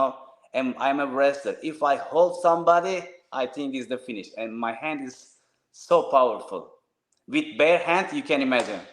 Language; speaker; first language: English; non-native, learner; Turkish